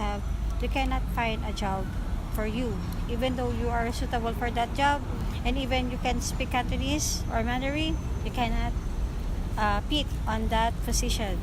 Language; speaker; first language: English; non-native, learner; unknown